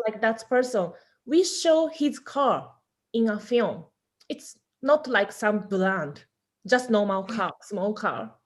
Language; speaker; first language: English; non-native, learner; Japanese